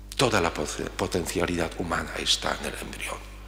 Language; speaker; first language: Spanish; non-native, fluent; Polish